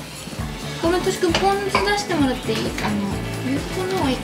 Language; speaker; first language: Japanese; native; Japanese